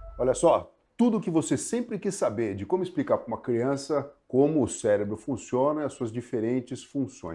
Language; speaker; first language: Portuguese; native; Portuguese